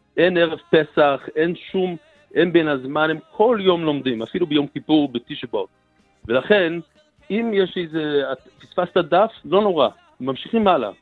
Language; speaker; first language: Hebrew; non-native, fluent; English